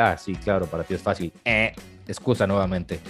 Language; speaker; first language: Spanish; native; Spanish